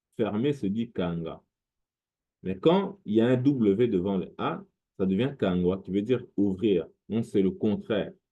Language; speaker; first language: French; non-native, local second language; Lingala